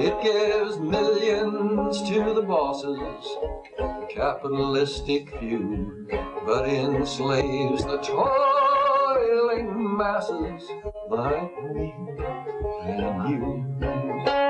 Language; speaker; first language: English; native; English